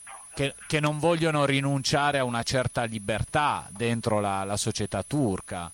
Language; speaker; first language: Italian; native; Italian